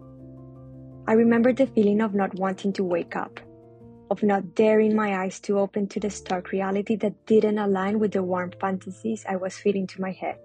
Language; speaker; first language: English; non-native, fluent; Spanish